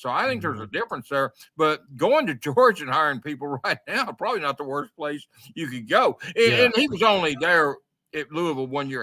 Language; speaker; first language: English; native; English